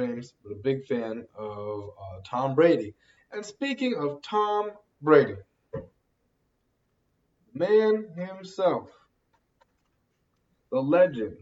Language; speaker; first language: English; native; English